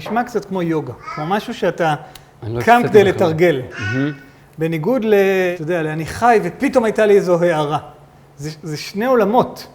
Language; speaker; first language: Hebrew; native; Hebrew